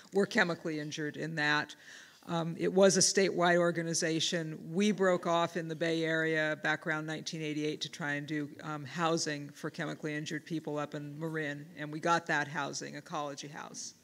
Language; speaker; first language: English; native; English